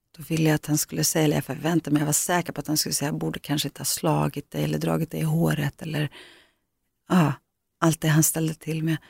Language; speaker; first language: Swedish; early bilingual, other home language; Greek